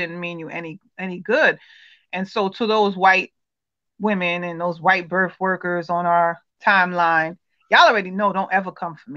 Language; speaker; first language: English; native; English